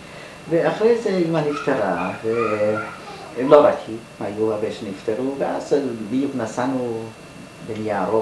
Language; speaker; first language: Hebrew; non-native, fluent; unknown